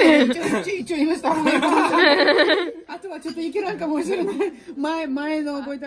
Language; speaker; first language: Japanese; non-native, learner; Russian